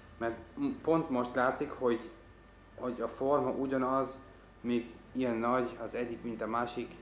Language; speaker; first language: Hungarian; non-native, fluent; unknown